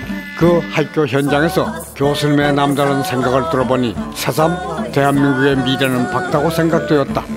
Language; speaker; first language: Korean; native; Korean